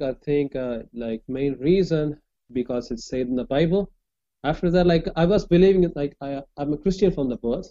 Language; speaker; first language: English; non-native, local second language; Tamil